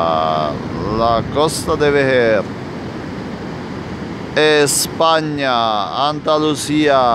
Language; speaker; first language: Spanish; non-native, fluent; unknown